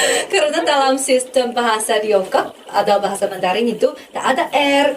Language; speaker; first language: Indonesian; non-native, fluent; Chinese